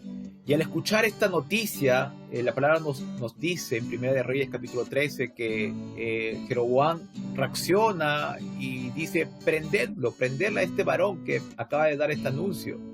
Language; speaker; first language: Spanish; native; Spanish